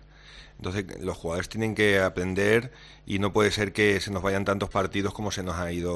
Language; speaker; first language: Spanish; native; Spanish